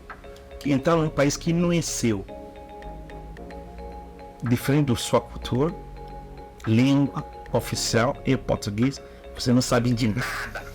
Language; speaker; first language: Portuguese; non-native, learner; Igbo